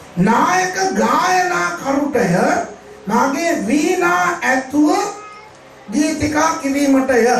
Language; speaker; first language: Sinhala; non-native, local second language; Tamil